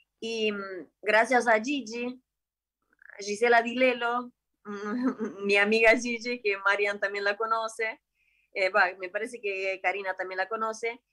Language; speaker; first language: Spanish; non-native, fluent; Ukrainian